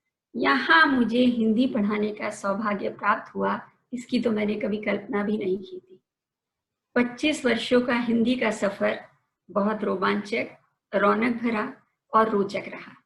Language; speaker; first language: Hindi; native; Hindi